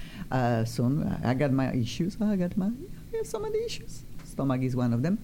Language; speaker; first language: English; non-native, fluent; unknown